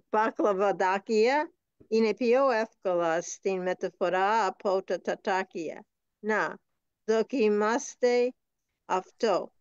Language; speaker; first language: Greek; non-native, learner; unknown